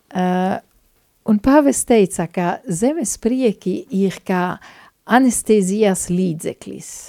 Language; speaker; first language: Latvian; non-native, fluent; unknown